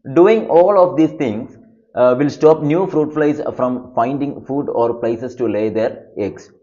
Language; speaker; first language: English; non-native, local second language; Malayalam